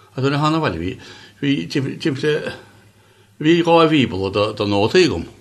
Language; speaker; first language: Irish; native; Irish